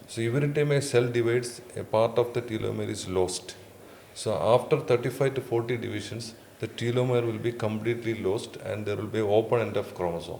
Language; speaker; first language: English; non-native, local second language; Malayalam